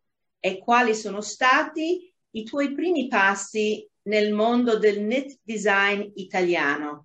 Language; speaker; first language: Italian; non-native, fluent; English